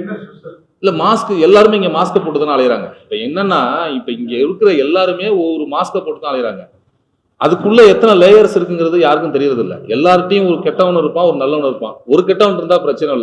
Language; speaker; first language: Tamil; native; Tamil